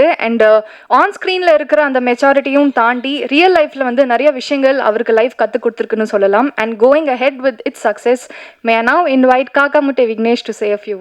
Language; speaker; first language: Tamil; native; Tamil